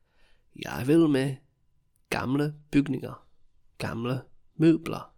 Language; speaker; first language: Danish; non-native, fluent; English